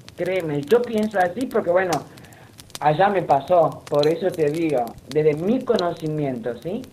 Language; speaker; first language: Spanish; non-native, fluent; Armenian